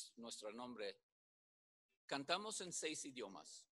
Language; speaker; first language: Spanish; early bilingual, heritage; Spanish